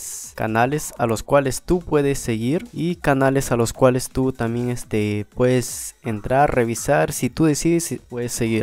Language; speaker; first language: Spanish; native; Spanish